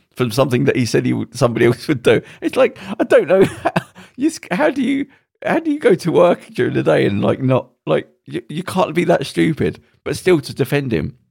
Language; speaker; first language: English; native; English